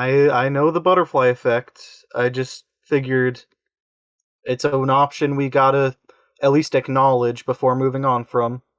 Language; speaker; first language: English; native; English